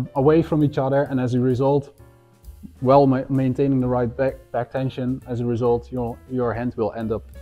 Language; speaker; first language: English; non-native, fluent; Dutch